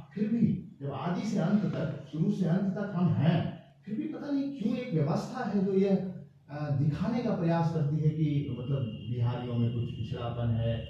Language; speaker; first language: Hindi; native; Hindi